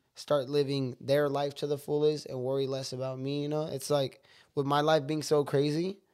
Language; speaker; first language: English; native; English